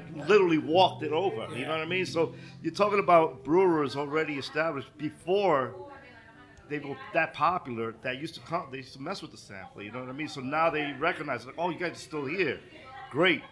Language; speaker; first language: English; native; English